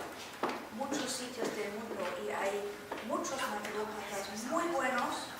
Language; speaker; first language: Spanish; non-native, fluent; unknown